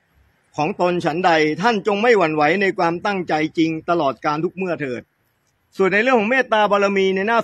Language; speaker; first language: Thai; native; Thai